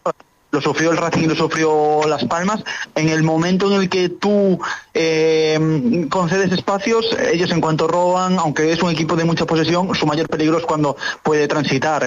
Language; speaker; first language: Spanish; native; Spanish